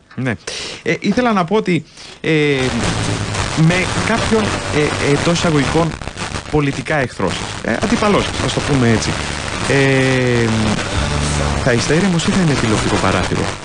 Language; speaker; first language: Greek; native; Greek